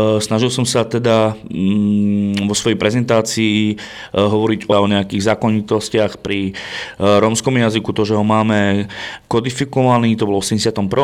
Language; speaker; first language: Slovak; non-native, local second language; Romany